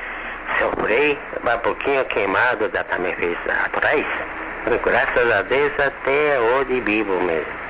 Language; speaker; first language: Portuguese; non-native, learner; Japanese